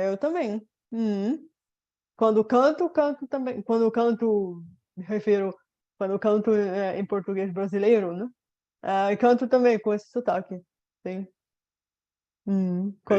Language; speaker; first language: Portuguese; non-native, fluent; Bulgarian